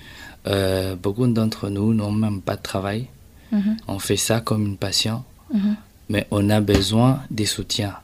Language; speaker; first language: French; non-native, local second language; Rundi